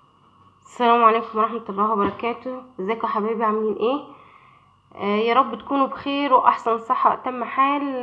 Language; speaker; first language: Arabic; native; Arabic